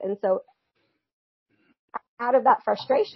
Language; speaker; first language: English; native; English